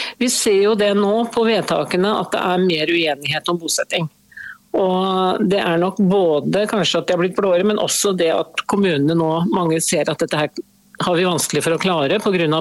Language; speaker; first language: Norwegian; native; Norwegian